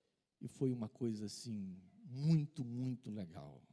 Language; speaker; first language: Portuguese; native; Portuguese